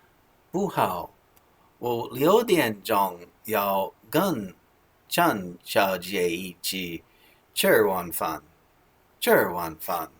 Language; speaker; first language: Chinese; non-native, learner; English